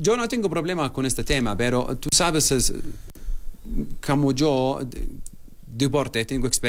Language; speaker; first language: Spanish; non-native, learner; Arabic